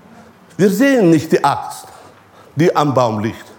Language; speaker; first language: German; non-native, fluent; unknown